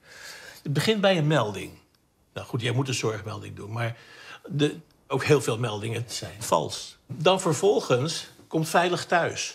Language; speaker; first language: Dutch; native; Dutch